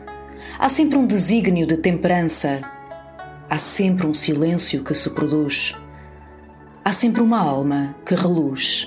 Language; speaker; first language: Portuguese; native; Portuguese